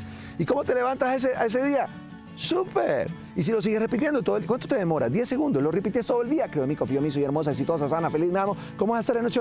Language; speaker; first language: Spanish; native; Spanish